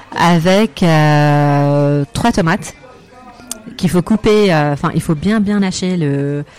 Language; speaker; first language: French; non-native, fluent; Arabic